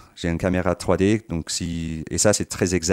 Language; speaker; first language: French; non-native, fluent; English